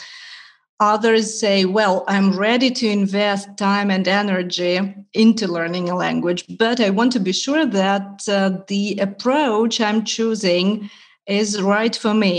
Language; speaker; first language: English; non-native, fluent; Russian